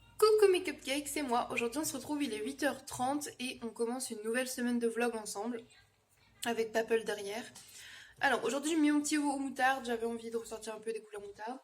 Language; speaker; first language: French; native; French